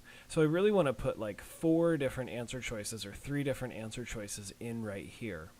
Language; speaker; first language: English; native; English